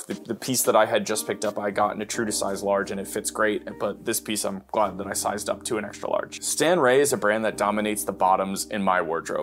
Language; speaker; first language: English; native; English